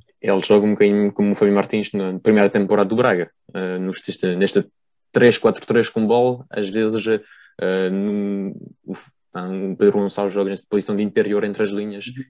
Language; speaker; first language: Portuguese; early bilingual, heritage; Portuguese